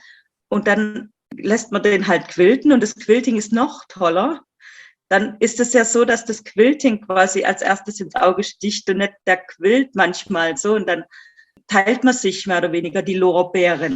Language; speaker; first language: German; native; German